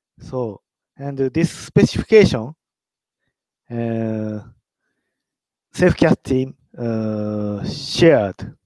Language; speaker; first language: English; non-native, learner; Japanese